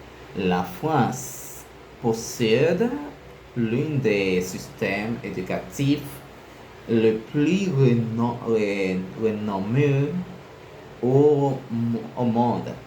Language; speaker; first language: French; non-native, learner; Spanish